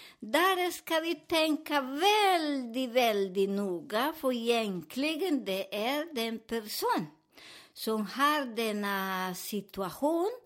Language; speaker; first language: Swedish; non-native, fluent; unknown